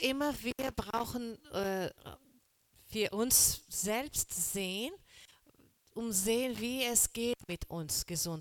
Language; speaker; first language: German; non-native, learner; Portuguese